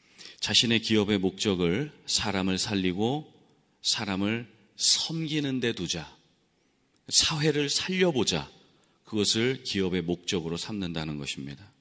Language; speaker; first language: Korean; native; Korean